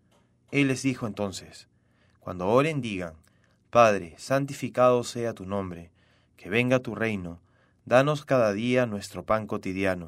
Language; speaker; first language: Spanish; native; Spanish